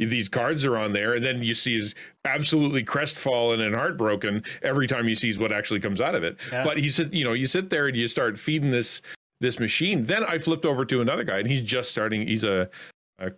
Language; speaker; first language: English; native; English